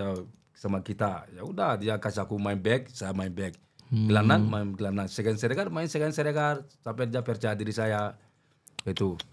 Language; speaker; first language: Indonesian; non-native, learner; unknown